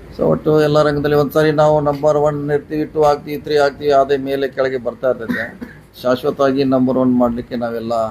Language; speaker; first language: Kannada; native; Kannada